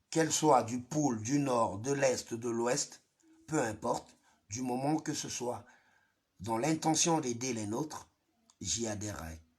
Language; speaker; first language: French; non-native, local second language; Lingala